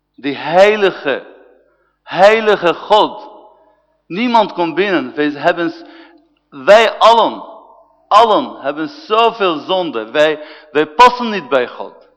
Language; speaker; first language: Dutch; non-native, fluent; Arabic